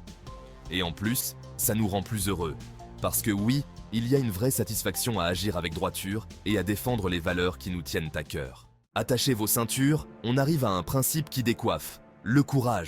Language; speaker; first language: French; native; French